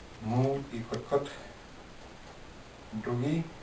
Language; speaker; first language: Bulgarian; non-native, learner; Finnish